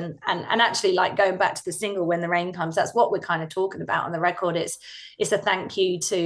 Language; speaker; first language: English; native; English